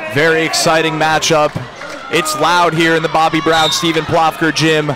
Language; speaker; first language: English; native; English